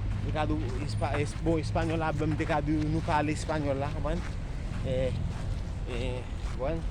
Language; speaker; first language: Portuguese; non-native, learner; Haitian Creole